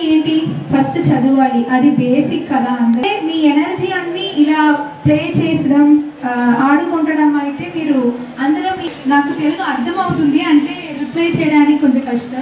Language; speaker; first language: Telugu; non-native, local second language; Tamil